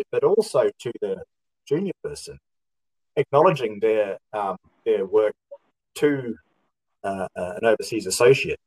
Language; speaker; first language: English; native; English